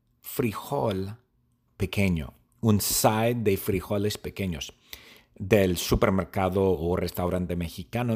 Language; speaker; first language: Spanish; non-native, learner; English